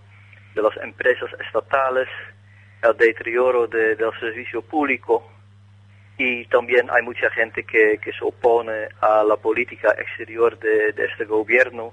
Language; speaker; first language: Spanish; non-native, fluent; Dutch